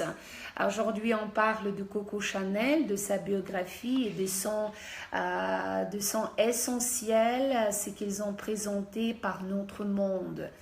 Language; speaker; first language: French; non-native, fluent; Russian